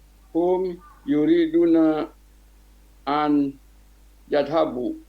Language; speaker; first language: Arabic; non-native, learner; Indonesian